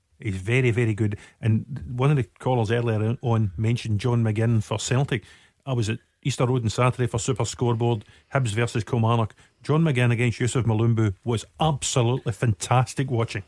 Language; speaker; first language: English; native; English